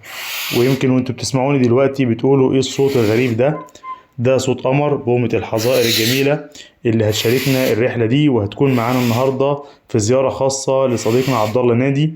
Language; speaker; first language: Arabic; native; Arabic